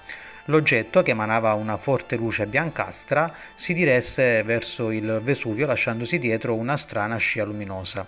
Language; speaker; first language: Italian; native; Italian